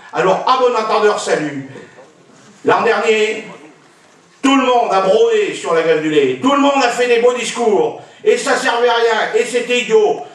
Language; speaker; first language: French; native; French